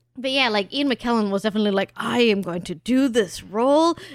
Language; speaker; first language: English; early bilingual, other home language; German